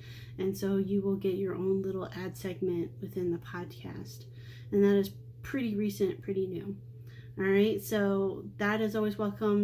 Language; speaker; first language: English; native; English